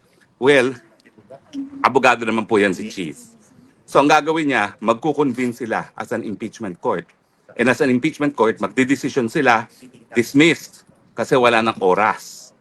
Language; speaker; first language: Filipino; native; Filipino